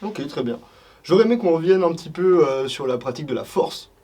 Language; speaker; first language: French; native; French